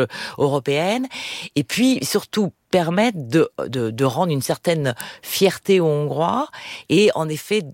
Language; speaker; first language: French; native; French